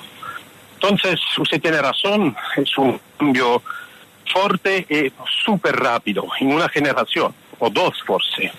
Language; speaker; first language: Spanish; non-native, fluent; French